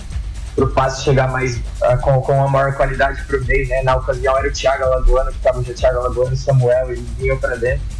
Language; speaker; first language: Portuguese; native; Portuguese